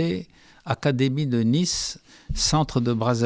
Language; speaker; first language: French; early bilingual, heritage; French